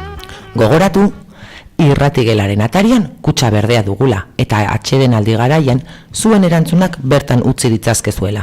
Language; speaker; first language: Basque; native; Basque